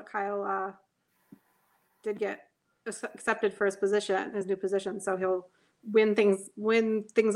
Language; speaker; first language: English; native; English